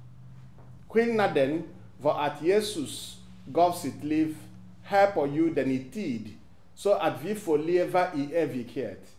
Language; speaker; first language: Swedish; non-native, fluent; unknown